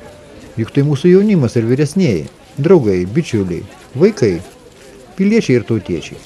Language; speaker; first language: Lithuanian; native; Lithuanian